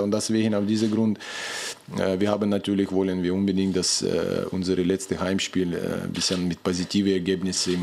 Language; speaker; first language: German; non-native, fluent; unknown